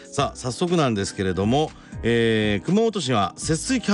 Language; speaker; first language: Japanese; native; Japanese